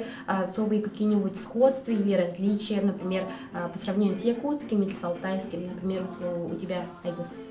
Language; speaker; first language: Russian; non-native, local second language; Yakut